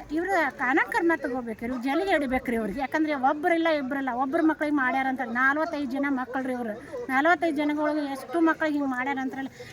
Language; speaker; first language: Kannada; non-native, local second language; Lambadi